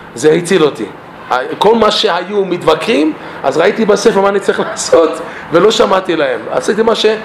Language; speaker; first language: Hebrew; non-native, fluent; English